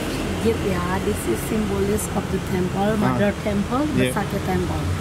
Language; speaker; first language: English; non-native, learner; Indonesian